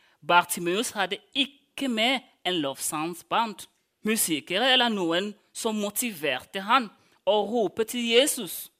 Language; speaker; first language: Norwegian; non-native, fluent; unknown